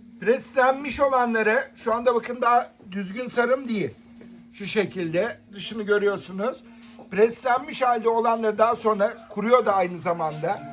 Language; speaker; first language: Turkish; native; Turkish